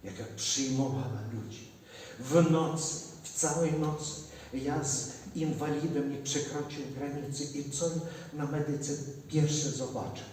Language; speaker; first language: Polish; non-native, learner; Ukrainian